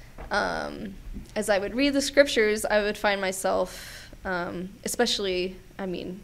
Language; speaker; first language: English; native; English